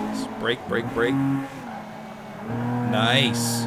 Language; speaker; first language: English; native; English